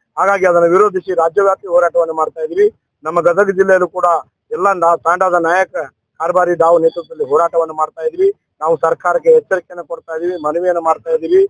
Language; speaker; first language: Kannada; non-native, local second language; Lambadi